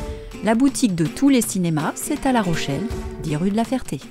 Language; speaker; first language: French; native; French